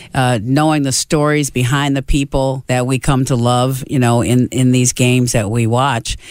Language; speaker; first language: English; native; English